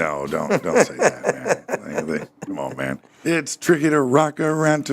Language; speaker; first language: English; native; English